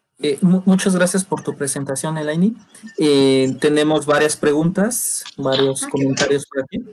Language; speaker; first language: Spanish; native; Spanish